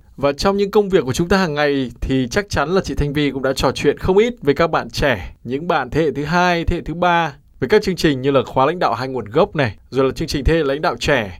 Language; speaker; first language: Vietnamese; native; Vietnamese